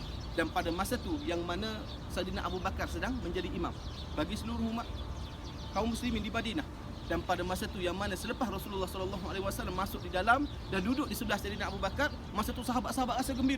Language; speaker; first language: Malay; native; Malay